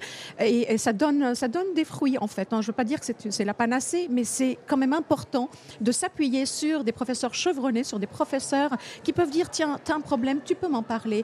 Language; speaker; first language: French; non-native, local second language; Arabic